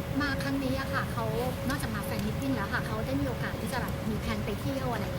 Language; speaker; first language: Thai; native; Thai